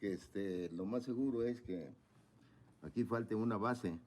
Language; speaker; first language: Spanish; native; Spanish